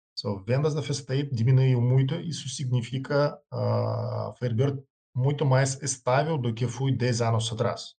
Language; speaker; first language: Portuguese; non-native, learner; Russian